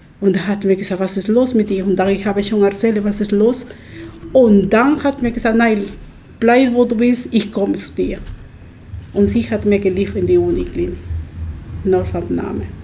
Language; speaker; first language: German; non-native, learner; Spanish